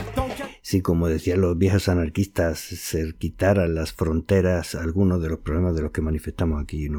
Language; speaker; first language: Spanish; native; Spanish